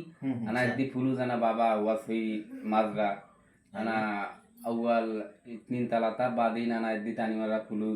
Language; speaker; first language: Arabic; non-native, learner; Bangla